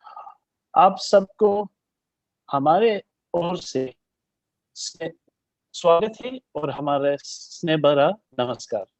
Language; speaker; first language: Hindi; non-native, learner; English